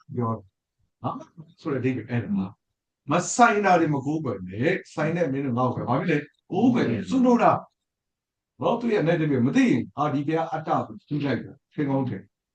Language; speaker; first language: Burmese; non-native, local second language; S'gaw Karen